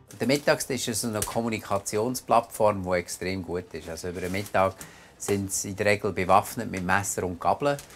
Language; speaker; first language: German; native; German